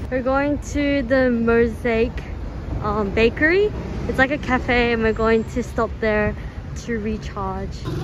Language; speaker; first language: English; early bilingual, other home language; Korean